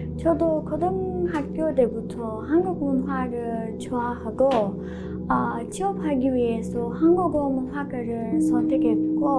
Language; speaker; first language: Korean; non-native, learner; Turkish